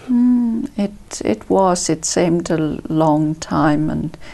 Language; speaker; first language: English; early bilingual, other home language; Italian